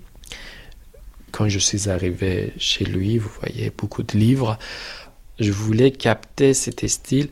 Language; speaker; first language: French; non-native, fluent; Persian